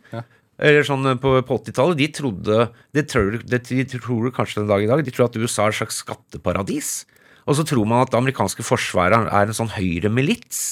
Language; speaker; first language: Norwegian; early bilingual, other home language; English